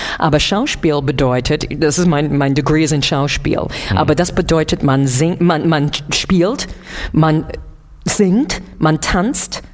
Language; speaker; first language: German; non-native, fluent; English